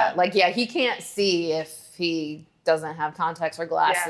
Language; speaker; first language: English; native; English